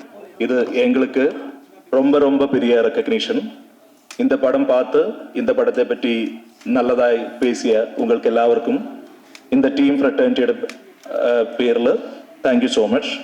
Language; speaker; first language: Tamil; non-native, learner; Malayalam